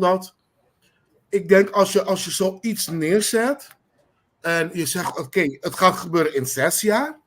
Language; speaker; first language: Dutch; non-native, local second language; Papiamento